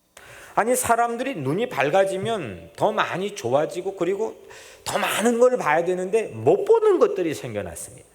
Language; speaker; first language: Korean; native; Korean